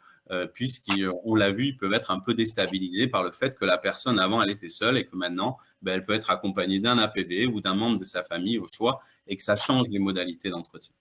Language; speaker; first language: French; native; French